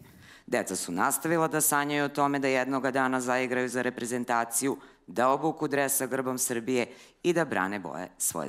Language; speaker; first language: Serbian; native; Serbian